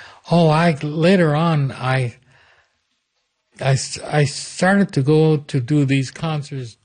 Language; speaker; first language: English; native; English